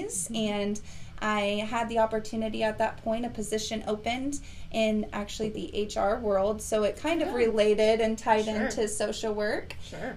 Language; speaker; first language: English; native; English